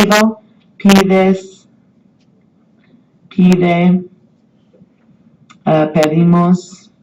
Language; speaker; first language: Spanish; non-native, fluent; English